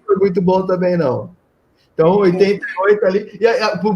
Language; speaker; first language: Portuguese; native; Portuguese